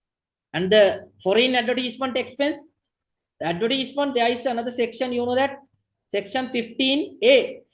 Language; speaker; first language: English; non-native, local second language; Sinhala